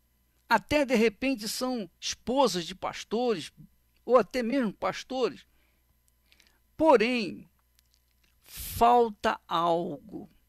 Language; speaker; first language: Portuguese; native; Portuguese